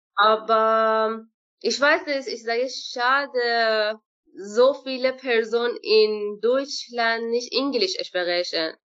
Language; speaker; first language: German; non-native, learner; Persian